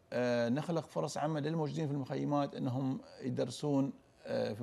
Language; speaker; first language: Arabic; native; Arabic